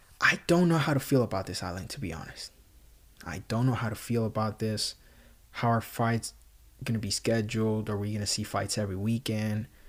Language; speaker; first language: English; non-native, local second language; Spanish